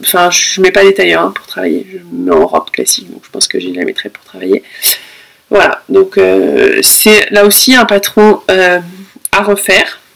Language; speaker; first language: French; native; French